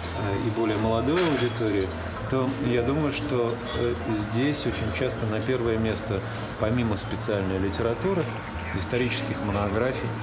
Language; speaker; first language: Russian; native; Russian